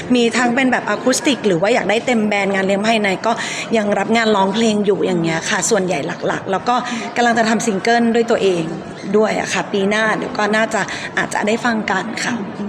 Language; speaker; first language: Thai; native; Thai